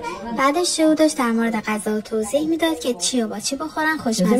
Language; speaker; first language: Persian; native; Persian